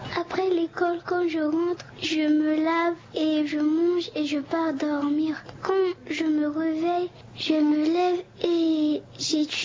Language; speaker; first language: French; non-native, local second language; Sango